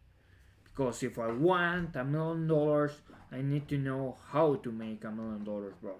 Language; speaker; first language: English; non-native, fluent; Spanish